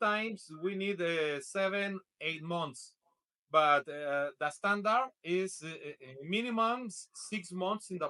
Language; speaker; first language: English; non-native, learner; Spanish